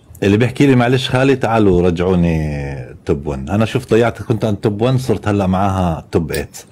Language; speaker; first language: Arabic; native; Arabic